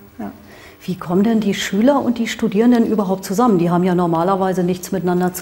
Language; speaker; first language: German; native; German